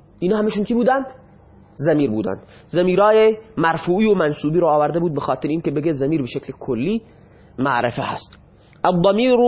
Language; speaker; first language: Persian; non-native, local second language; Baluchi